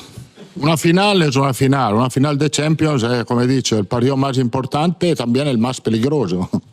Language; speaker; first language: Spanish; non-native, fluent; Italian